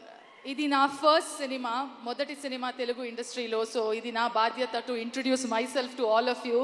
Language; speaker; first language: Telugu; non-native, learner; Kannada